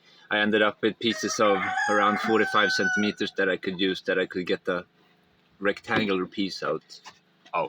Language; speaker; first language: English; non-native, fluent; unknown